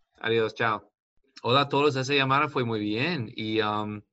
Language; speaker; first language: Spanish; non-native, learner; English